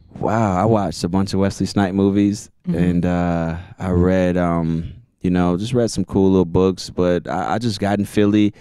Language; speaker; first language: English; native; English